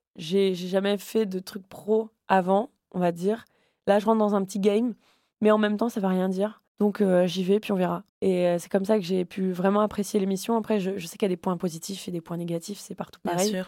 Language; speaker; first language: French; native; French